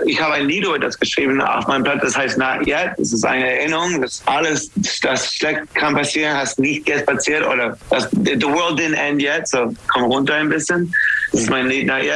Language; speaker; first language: German; non-native, fluent; English